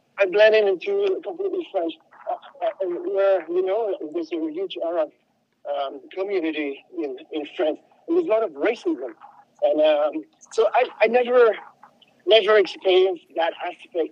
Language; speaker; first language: English; non-native, fluent; French